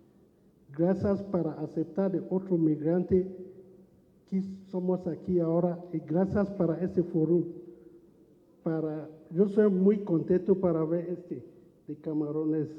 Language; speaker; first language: Spanish; non-native, learner; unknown